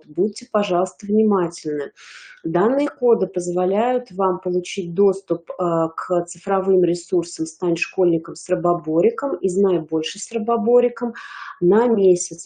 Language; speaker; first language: Russian; native; Russian